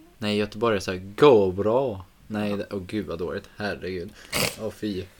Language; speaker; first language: Swedish; native; Swedish